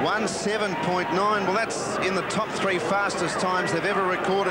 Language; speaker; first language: English; native; English